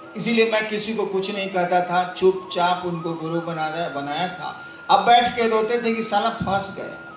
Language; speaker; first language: Hindi; native; Hindi